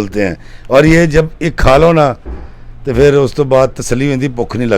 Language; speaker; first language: Hindi; non-native, local second language; Punjabi